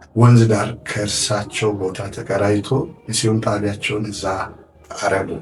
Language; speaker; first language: Amharic; non-native, local second language; Wolaytta